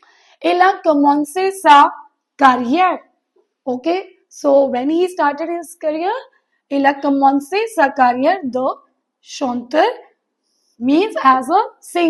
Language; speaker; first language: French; non-native, fluent; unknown